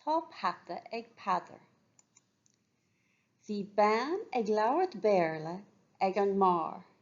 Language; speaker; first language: Irish; non-native, local second language; English